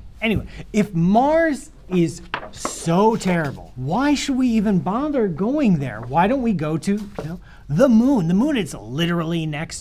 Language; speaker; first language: English; native; English